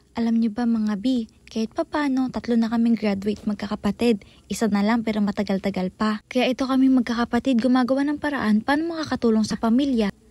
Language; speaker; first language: Filipino; non-native, local second language; Hiligaynon